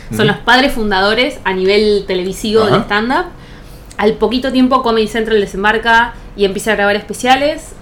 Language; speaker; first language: Spanish; native; Spanish